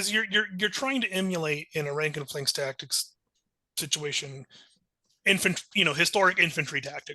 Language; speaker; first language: English; native; English